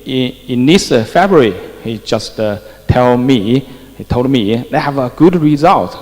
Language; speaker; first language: English; non-native, fluent; Chinese